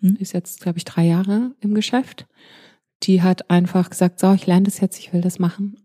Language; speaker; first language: German; early bilingual, heritage; German